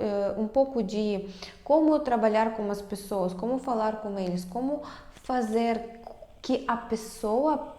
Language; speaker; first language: Portuguese; non-native, fluent; Russian